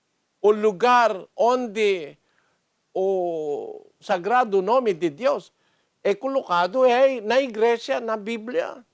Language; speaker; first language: Portuguese; non-native, learner; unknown